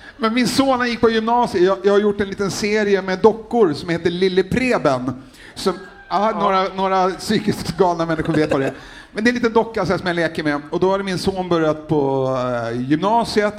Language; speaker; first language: Swedish; native; Swedish